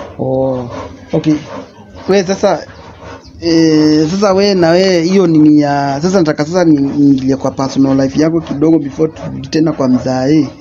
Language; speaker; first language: Swahili; native; Swahili